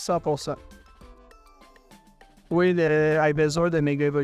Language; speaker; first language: French; native; French